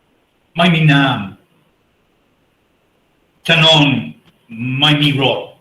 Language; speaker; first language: Thai; non-native, learner; English